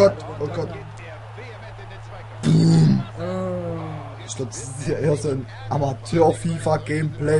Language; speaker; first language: German; native; German